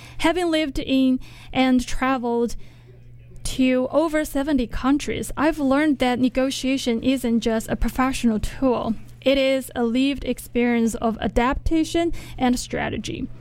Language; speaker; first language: English; non-native, fluent; Chinese